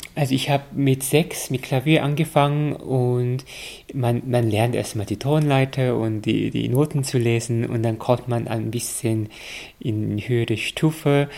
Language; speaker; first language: German; non-native, fluent; Korean